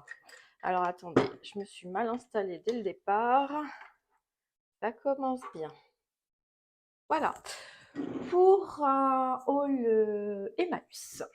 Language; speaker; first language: French; native; French